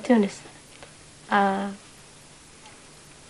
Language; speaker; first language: Spanish; non-native, learner; Arabic